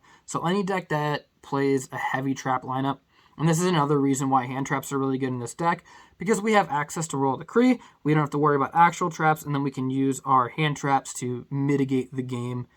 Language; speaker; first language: English; native; English